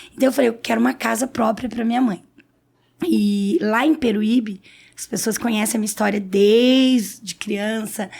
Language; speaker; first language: Portuguese; native; Portuguese